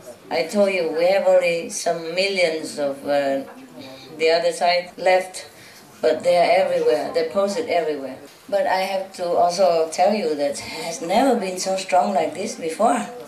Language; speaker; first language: English; non-native, fluent; Vietnamese